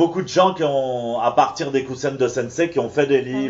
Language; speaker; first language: French; native; French